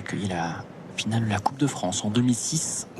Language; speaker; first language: French; native; French